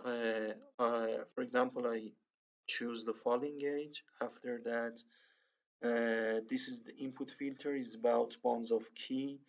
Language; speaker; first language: English; non-native, learner; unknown